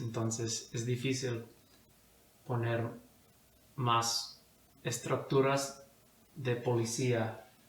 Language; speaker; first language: Spanish; non-native, fluent; English